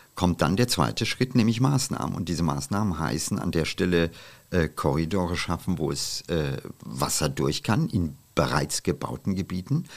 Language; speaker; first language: German; non-native, fluent; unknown